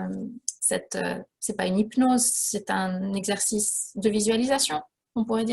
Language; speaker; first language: French; native; French